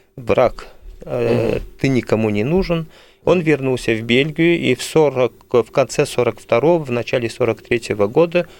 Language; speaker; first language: Russian; early bilingual, heritage; Russian